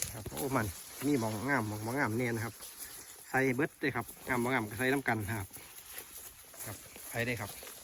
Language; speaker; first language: Thai; native; Thai